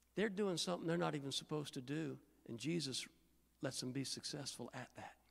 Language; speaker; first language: English; native; English